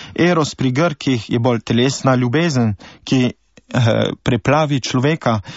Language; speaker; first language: Slovenian; native; Slovenian